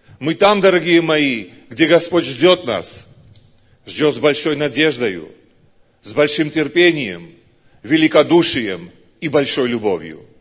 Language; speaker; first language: Russian; non-native, local second language; Georgian